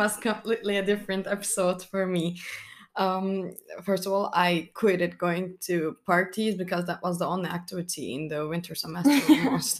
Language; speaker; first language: English; non-native, fluent; Turkish